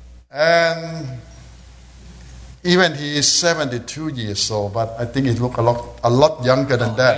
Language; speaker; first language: English; non-native, fluent; Thai